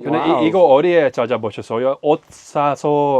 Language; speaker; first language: Korean; non-native, learner; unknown